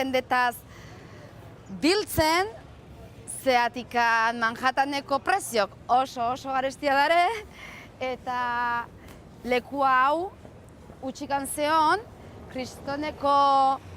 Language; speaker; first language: Basque; non-native, local second language; Spanish